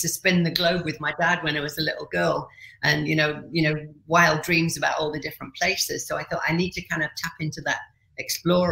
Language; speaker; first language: English; native; English